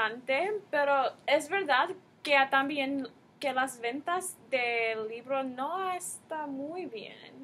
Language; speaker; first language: Spanish; non-native, learner; English